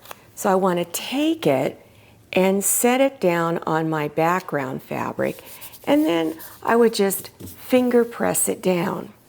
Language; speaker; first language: English; native; English